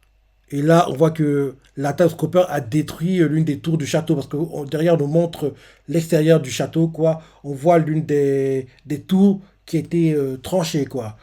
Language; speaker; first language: French; native; French